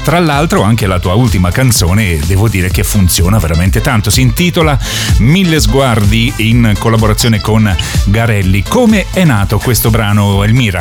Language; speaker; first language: Italian; native; Italian